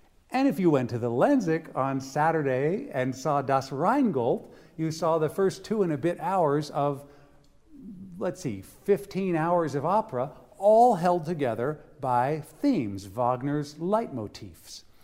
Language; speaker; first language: English; native; English